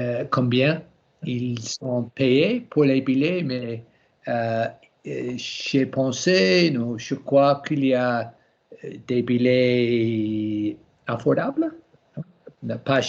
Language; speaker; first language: French; non-native, learner; English